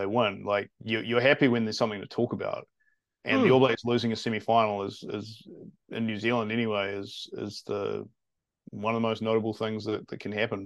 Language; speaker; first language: English; native; English